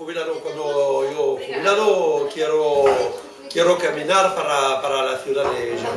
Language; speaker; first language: Spanish; non-native, learner; French